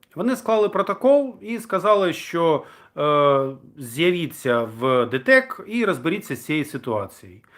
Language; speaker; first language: Ukrainian; non-native, local second language; Russian